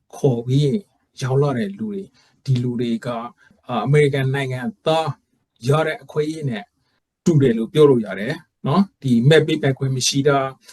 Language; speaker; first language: Burmese; native; Burmese